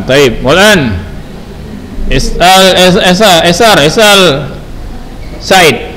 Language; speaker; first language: Arabic; non-native, fluent; Indonesian